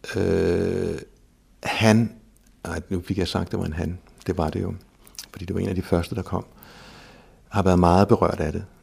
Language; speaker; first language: Danish; native; Danish